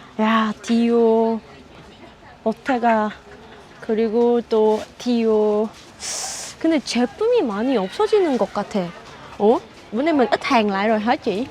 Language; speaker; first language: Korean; non-native, fluent; Vietnamese